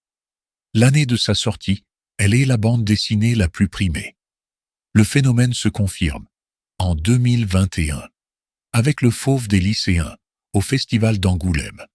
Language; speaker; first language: French; native; French